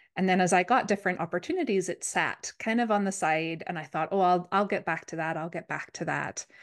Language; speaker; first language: English; native; English